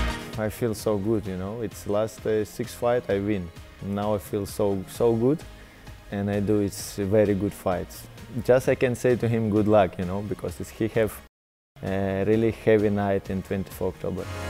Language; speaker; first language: English; non-native, learner; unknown